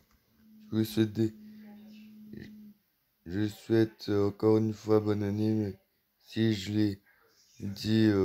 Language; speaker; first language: French; native; French